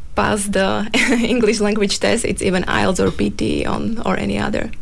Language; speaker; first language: English; non-native, fluent; Slovak